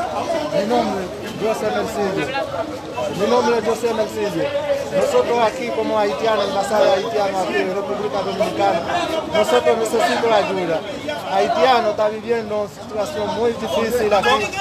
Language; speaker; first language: Spanish; non-native, learner; Haitian Creole